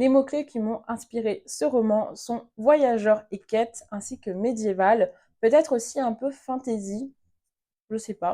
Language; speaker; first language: French; native; French